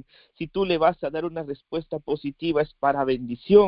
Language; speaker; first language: Spanish; native; Spanish